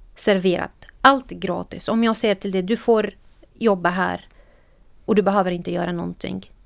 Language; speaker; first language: Swedish; non-native, fluent; Arabic